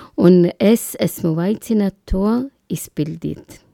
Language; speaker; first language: Latvian; non-native, learner; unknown